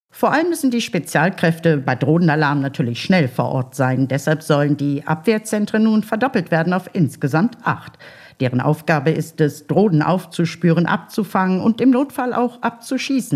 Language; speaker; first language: German; native; German